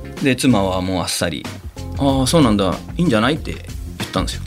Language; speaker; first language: Japanese; non-native, fluent; Spanish